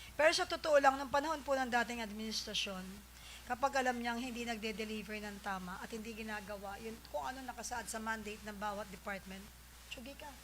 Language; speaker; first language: Filipino; native; Filipino